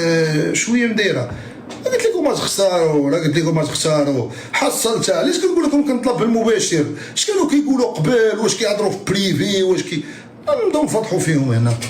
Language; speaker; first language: Arabic; native; Arabic